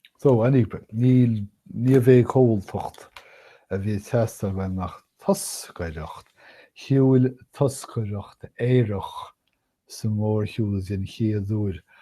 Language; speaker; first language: Irish; non-native, fluent; English